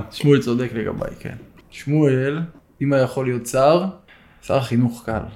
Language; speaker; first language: Hebrew; native; Hebrew